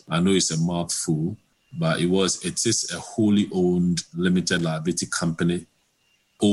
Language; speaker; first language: English; non-native, local second language; Akan